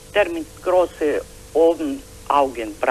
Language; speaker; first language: German; non-native, learner; Croatian